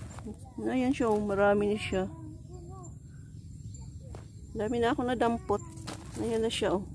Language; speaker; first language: Filipino; non-native, local second language; Aklanon